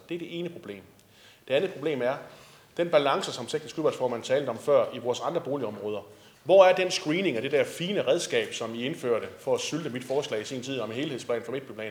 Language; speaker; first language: Danish; native; Danish